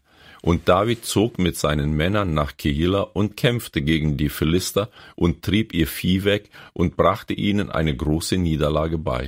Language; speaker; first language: German; native; German